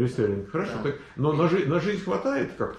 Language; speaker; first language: Russian; native; Russian